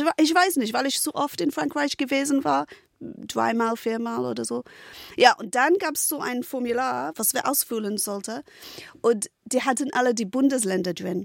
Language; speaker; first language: German; non-native, fluent; English